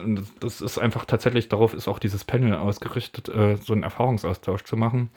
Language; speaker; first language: German; native; German